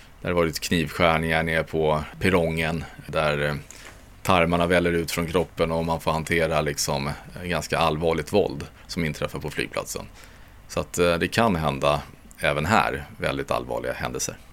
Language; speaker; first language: Swedish; native; Swedish